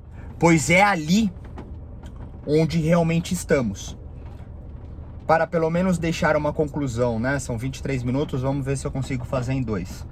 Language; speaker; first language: Portuguese; native; Portuguese